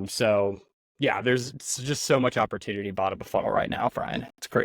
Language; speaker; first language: English; native; English